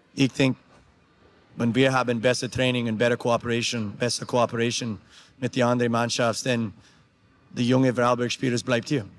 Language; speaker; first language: German; non-native, learner; English